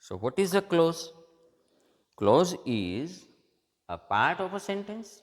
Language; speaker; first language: English; non-native, local second language; Gujarati